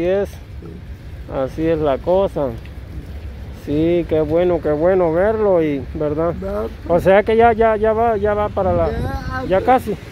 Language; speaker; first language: Spanish; native; Spanish